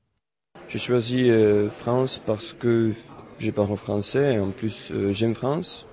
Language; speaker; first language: French; non-native, fluent; Czech